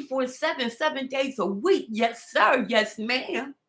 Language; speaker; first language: English; native; English